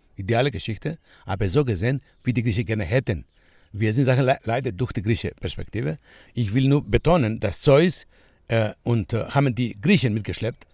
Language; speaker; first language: German; non-native, fluent; Greek